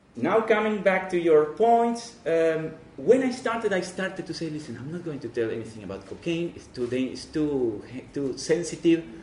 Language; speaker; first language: English; non-native, fluent; Spanish